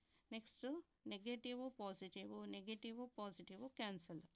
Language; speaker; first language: English; non-native, local second language; Kannada